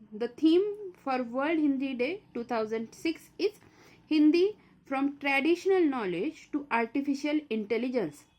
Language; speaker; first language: Hindi; non-native, local second language; Marathi